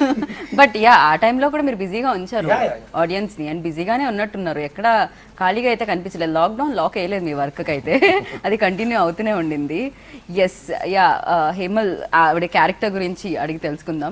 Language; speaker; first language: Telugu; native; Telugu